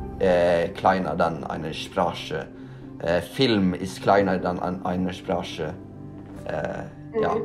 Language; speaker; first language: German; non-native, learner; Norwegian